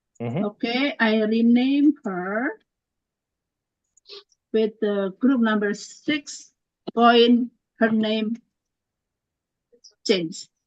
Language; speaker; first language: English; non-native, learner; Indonesian